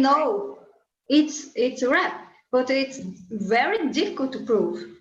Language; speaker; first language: English; non-native, learner; Portuguese